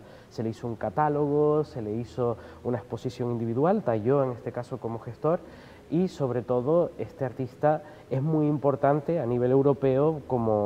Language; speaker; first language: Spanish; native; Spanish